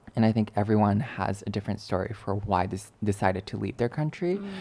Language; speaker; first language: English; early bilingual, other home language; Chinese